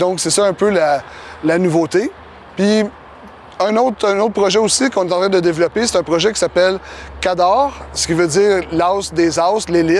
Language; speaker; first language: French; native; French